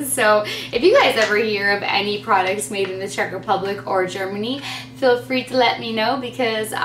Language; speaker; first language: English; native; English